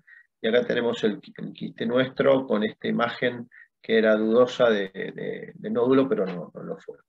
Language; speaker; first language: Spanish; native; Spanish